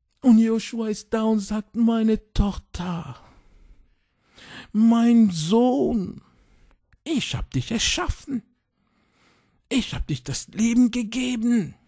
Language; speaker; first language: German; non-native, fluent; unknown